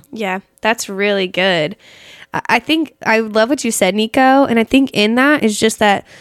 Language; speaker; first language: English; native; English